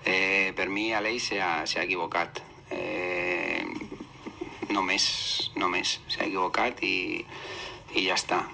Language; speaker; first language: Catalan; non-native, local second language; Spanish